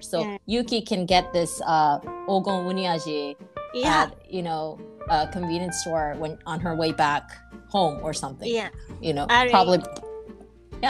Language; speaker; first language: English; non-native, fluent; Japanese